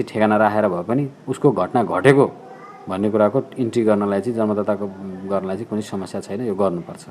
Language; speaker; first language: Nepali; native; Nepali